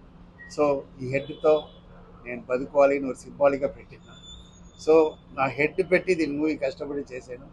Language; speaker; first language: Telugu; non-native, fluent; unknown